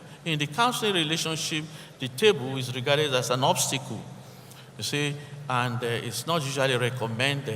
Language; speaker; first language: English; non-native, local second language; Yoruba